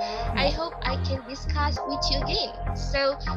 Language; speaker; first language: English; non-native, learner; Indonesian